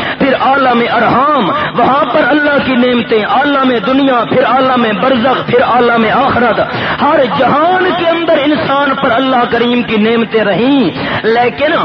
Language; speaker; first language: Urdu; non-native, local second language; Pashto